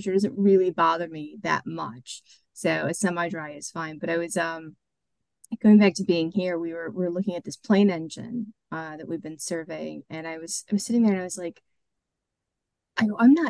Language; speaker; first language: English; native; English